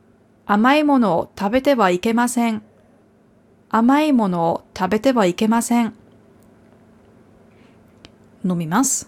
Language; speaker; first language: Japanese; non-native, fluent; German